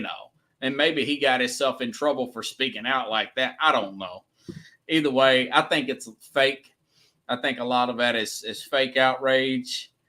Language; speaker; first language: English; native; English